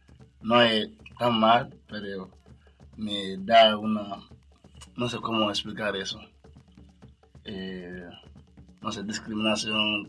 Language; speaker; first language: Spanish; non-native, learner; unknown